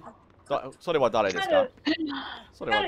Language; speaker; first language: Japanese; non-native, learner; English